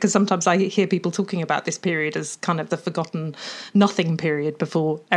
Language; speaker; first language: English; native; English